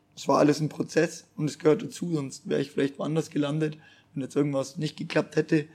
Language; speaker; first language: German; native; German